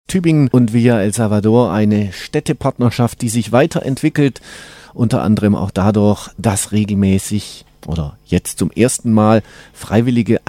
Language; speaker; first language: German; native; German